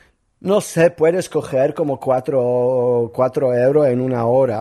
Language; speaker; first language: Spanish; non-native, learner; Polish